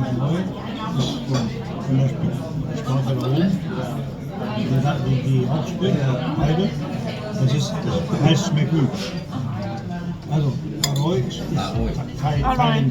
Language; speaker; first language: German; non-native, learner; Thai